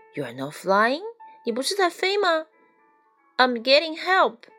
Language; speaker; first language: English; non-native, fluent; Chinese